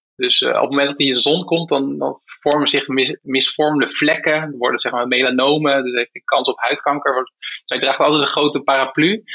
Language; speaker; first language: Dutch; native; Dutch